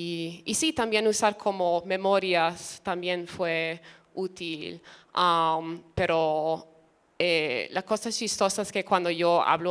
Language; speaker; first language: Spanish; early bilingual, other home language; English